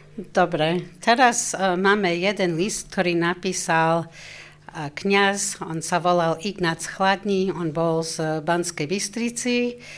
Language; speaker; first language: Slovak; non-native, fluent; English